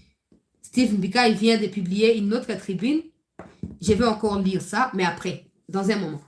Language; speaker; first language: French; non-native, local second language; Lingala